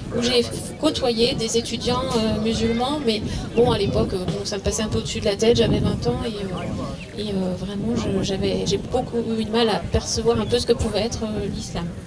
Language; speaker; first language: French; native; French